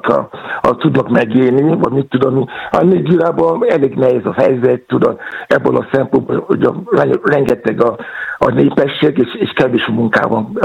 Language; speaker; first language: Hungarian; non-native, learner; Yoruba